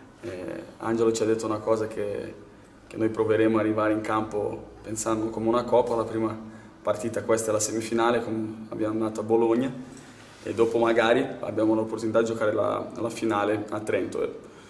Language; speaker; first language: Italian; non-native, fluent; Portuguese